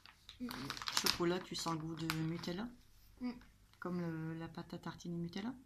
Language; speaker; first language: French; native; French